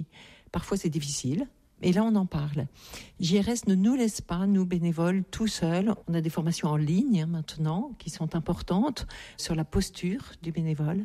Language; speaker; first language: French; native; French